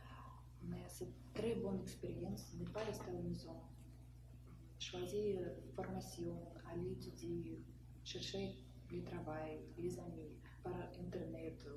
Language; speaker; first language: French; non-native, learner; Russian